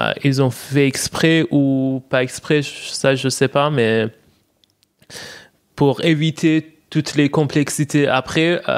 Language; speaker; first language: French; non-native, fluent; Persian